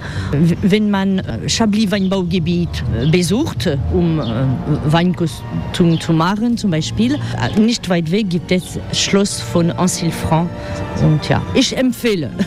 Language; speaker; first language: German; non-native, fluent; French